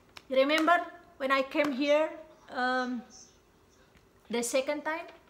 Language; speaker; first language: English; non-native, learner; Sundanese